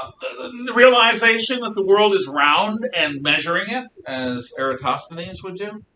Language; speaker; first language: English; native; English